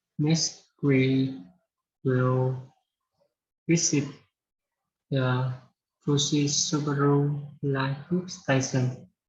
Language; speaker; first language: English; non-native, learner; Vietnamese